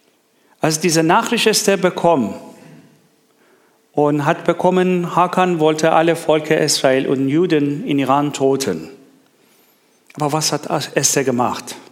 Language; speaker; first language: German; non-native, learner; Persian